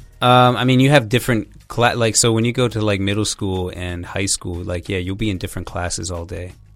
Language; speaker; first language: English; native; English